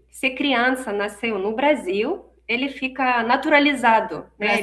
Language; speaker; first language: Portuguese; non-native, fluent; Russian